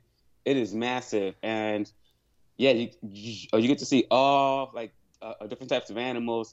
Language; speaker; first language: English; native; English